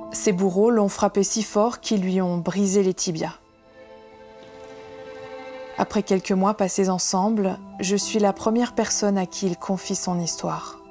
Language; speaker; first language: French; native; French